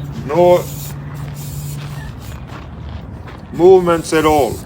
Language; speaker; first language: English; non-native, fluent; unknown